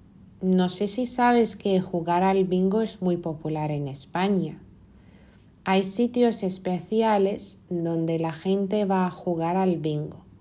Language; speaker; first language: Spanish; non-native, fluent; Lithuanian